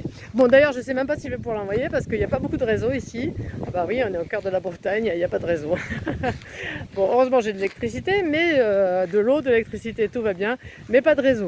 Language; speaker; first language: French; native; French